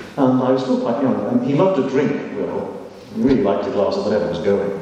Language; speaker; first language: English; native; English